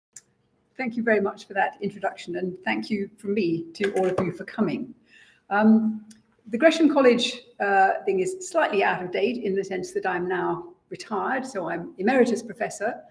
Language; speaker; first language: English; native; English